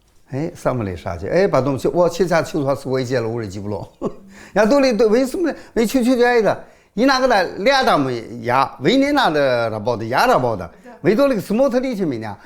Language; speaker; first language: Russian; non-native, learner; Chinese